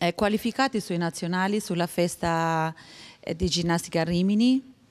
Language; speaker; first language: Italian; non-native, fluent; Albanian